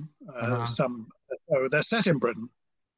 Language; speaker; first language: English; native; English